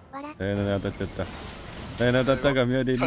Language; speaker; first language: Japanese; native; Japanese